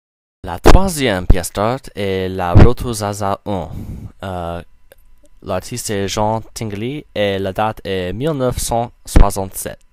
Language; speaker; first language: French; non-native, learner; English